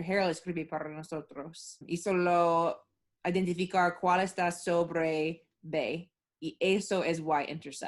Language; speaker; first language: Spanish; non-native, learner; English